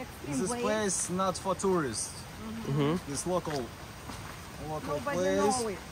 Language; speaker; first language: English; non-native, learner; Thai